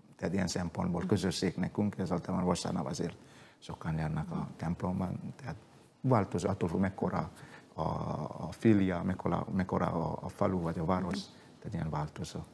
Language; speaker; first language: Hungarian; non-native, fluent; Indonesian